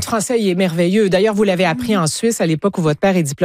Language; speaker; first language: French; native; French